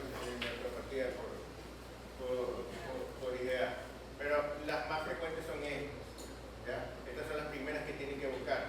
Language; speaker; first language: Spanish; native; Spanish